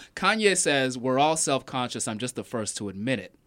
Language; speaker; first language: English; non-native, local second language; Yoruba